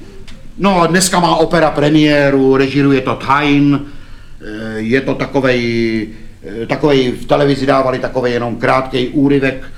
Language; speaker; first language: Czech; native; Czech